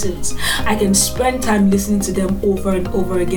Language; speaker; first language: English; non-native, local second language; Igbo